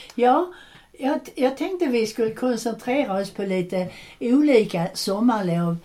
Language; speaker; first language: Swedish; native; Swedish